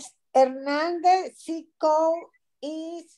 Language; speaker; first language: English; non-native, learner; Spanish